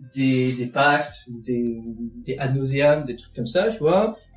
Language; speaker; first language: French; native; French